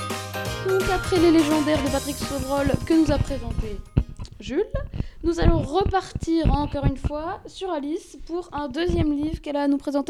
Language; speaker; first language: French; native; French